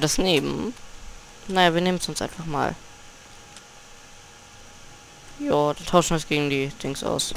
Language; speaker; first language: German; native; German